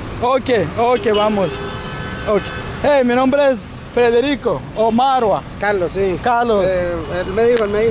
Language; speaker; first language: Spanish; non-native, learner; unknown